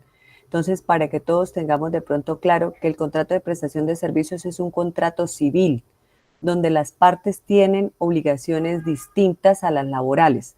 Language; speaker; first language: Spanish; native; Spanish